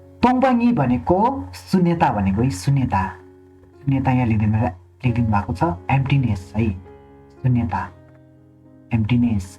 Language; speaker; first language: Nepali; non-native, local second language; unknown